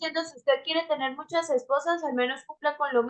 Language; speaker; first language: Spanish; native; Spanish